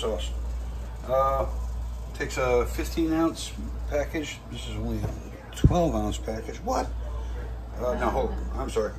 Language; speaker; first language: English; native; English